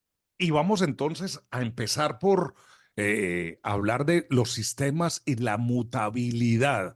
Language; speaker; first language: Spanish; native; Spanish